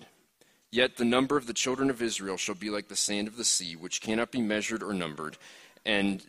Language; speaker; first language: English; native; English